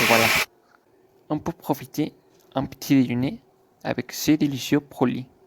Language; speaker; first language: French; non-native, learner; Spanish